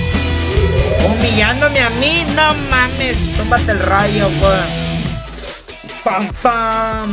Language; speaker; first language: Spanish; native; Spanish